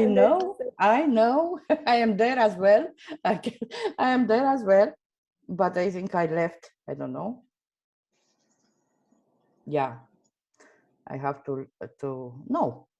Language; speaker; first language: English; non-native, fluent; Romanian